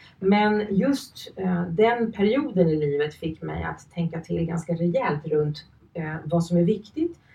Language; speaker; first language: Swedish; early bilingual, other home language; Finnish